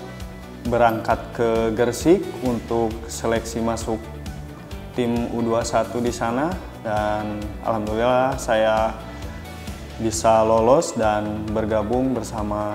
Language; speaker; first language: Indonesian; native; Indonesian